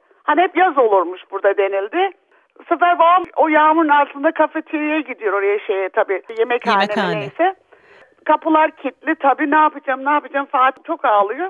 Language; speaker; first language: Turkish; early bilingual, other home language; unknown